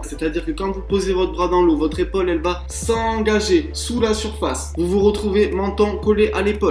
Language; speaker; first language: French; native; French